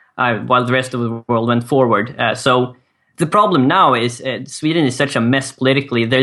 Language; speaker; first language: English; non-native, fluent; Swedish